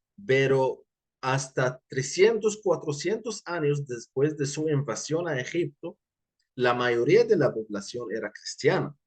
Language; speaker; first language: Spanish; non-native, fluent; Arabic